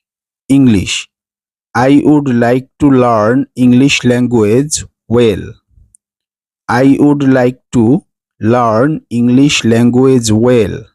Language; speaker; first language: English; non-native, fluent; Bangla